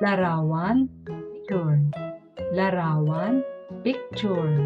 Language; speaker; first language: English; non-native, local second language; Filipino